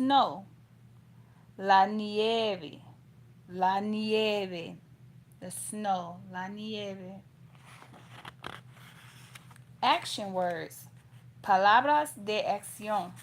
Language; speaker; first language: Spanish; non-native, learner; English